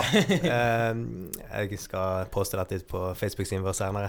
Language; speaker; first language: Norwegian; early bilingual, other home language; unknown